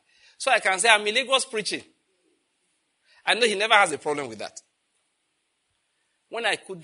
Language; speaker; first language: English; non-native, local second language; Yoruba